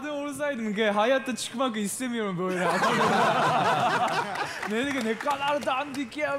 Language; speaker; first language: Turkish; non-native, fluent; Japanese